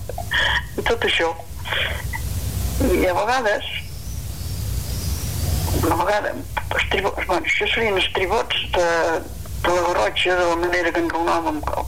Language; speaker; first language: Catalan; native; Catalan